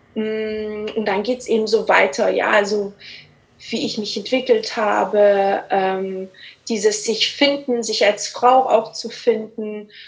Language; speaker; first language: German; early bilingual, other home language; Portuguese